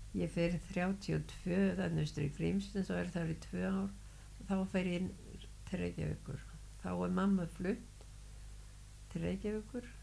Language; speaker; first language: Icelandic; native; Icelandic